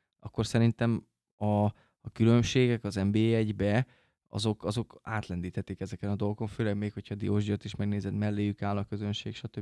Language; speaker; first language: Hungarian; native; Hungarian